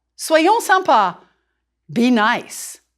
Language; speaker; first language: French; non-native, fluent; English